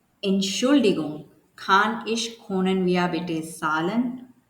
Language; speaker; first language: German; non-native, learner; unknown